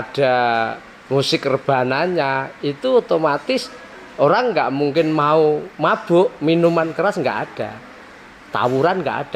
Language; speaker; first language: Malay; non-native, local second language; Javanese